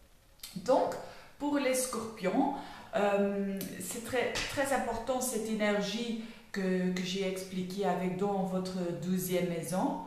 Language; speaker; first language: French; non-native, learner; Dutch